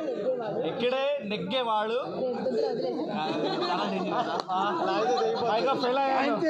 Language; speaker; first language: Telugu; non-native, learner; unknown